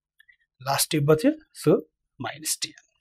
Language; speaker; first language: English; non-native, local second language; Nepali